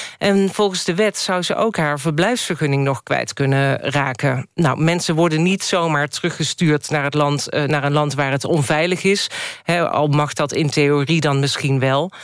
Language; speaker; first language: Dutch; native; Dutch